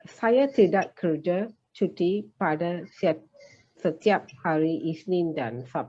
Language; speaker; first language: Indonesian; non-native, learner; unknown